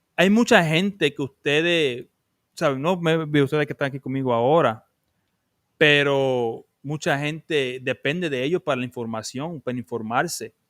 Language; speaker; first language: Spanish; early bilingual, other home language; English